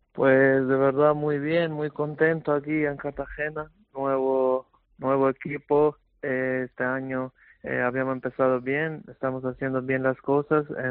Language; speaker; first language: Spanish; non-native, fluent; Albanian